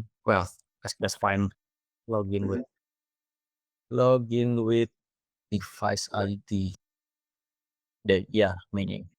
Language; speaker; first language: English; non-native, fluent; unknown